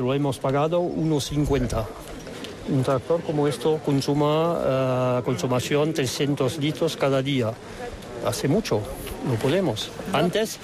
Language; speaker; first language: Spanish; non-native, learner; French